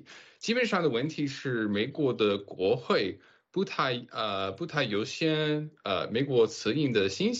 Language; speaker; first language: Chinese; non-native, fluent; English